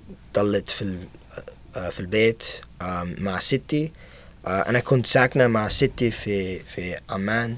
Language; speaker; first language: Arabic; non-native, learner; English